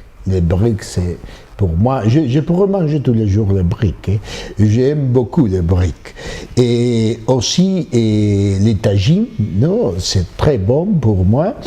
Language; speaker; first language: French; non-native, fluent; Spanish